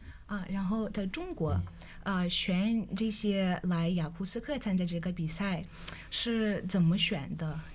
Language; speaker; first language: Chinese; non-native, fluent; Russian